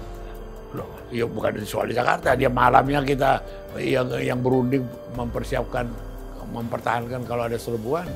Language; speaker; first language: Indonesian; native; Indonesian